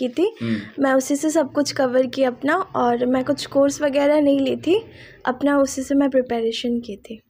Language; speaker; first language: Hindi; non-native, local second language; Odia